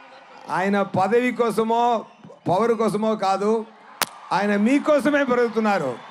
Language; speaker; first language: Telugu; non-native, learner; Tamil